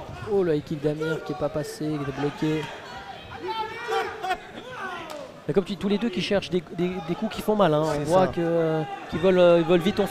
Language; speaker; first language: French; native; French